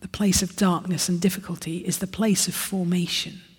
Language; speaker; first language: English; native; English